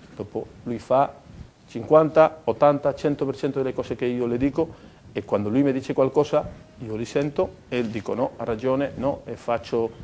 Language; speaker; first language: Italian; non-native, fluent; Spanish